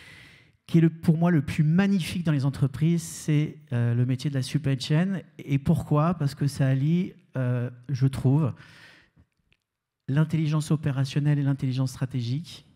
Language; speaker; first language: French; native; French